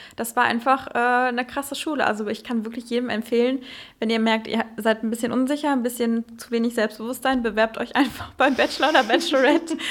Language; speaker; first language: German; early bilingual, heritage; Dutch